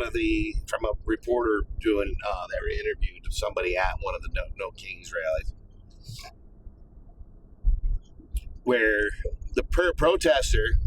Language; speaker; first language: English; native; English